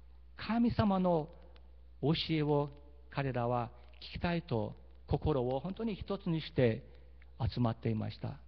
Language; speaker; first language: Japanese; early bilingual, heritage; Portuguese